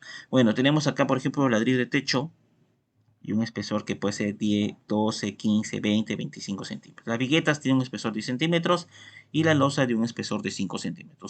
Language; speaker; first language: Spanish; native; Spanish